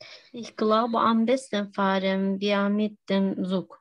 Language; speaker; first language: German; non-native, learner; Turkish